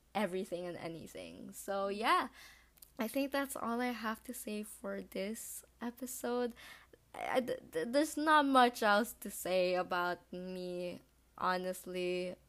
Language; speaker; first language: English; non-native, local second language; Filipino